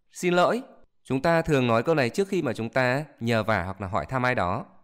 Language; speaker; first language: Vietnamese; native; Vietnamese